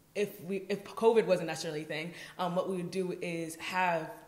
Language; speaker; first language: English; native; English